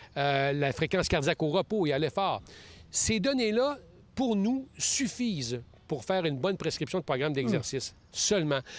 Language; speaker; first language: French; native; French